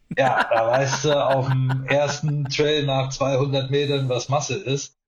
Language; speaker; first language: German; native; German